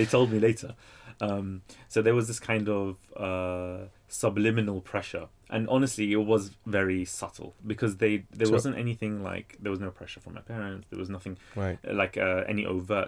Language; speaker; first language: English; native; English